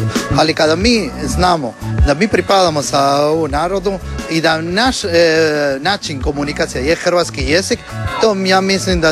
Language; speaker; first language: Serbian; non-native, learner; Spanish